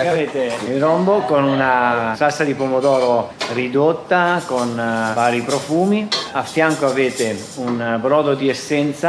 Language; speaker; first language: Italian; native; Italian